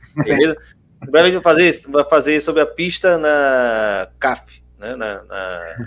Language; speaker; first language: Portuguese; native; Portuguese